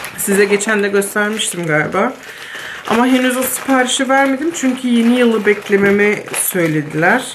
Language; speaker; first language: Turkish; early bilingual, heritage; Turkish